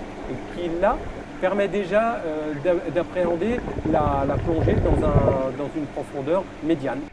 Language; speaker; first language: French; native; French